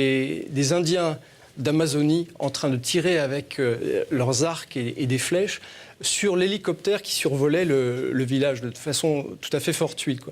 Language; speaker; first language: French; native; French